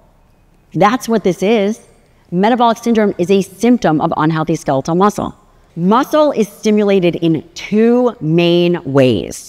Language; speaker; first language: English; native; English